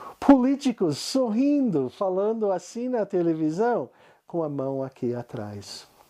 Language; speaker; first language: Portuguese; non-native, fluent; English